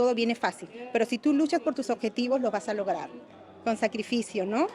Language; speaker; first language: Spanish; native; Spanish